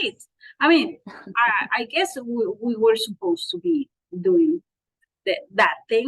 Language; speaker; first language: English; non-native, fluent; Spanish